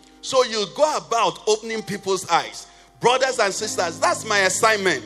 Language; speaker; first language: English; non-native, local second language; Igbo